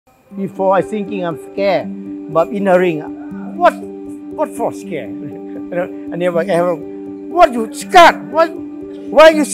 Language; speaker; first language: English; non-native, learner; Thai